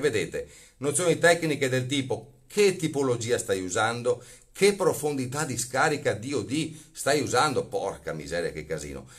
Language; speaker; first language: Italian; native; Italian